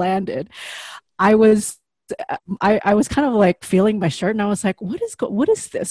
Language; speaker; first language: English; non-native, fluent; Indonesian